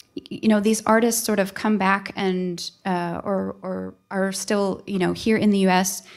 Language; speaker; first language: English; native; English